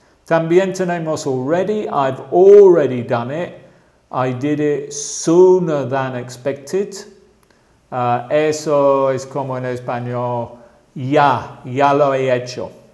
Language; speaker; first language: Spanish; non-native, fluent; English